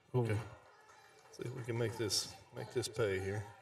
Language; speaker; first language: English; native; English